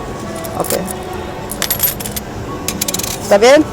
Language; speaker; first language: Spanish; non-native, learner; English